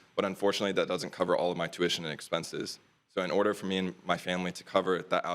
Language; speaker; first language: English; native; English